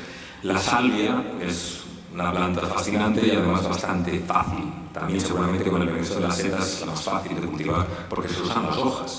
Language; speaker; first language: Spanish; native; Spanish